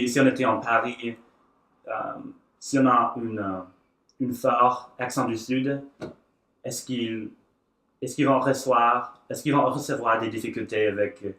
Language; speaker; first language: French; non-native, learner; English